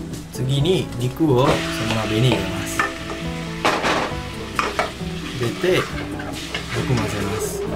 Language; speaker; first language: Japanese; non-native, learner; Sinhala